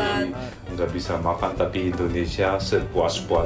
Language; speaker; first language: Indonesian; non-native, fluent; Korean